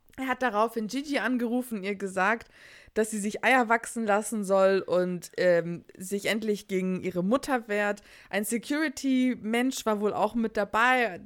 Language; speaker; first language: German; early bilingual, other home language; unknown